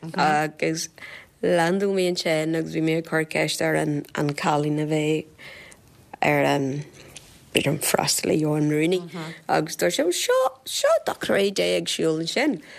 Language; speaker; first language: Irish; non-native, fluent; Portuguese